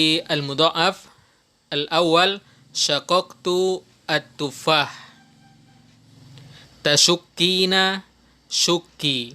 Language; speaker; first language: Arabic; non-native, fluent; Indonesian